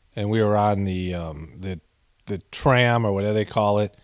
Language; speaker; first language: English; native; English